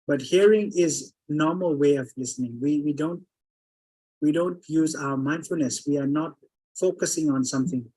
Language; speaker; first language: English; non-native, fluent; Thai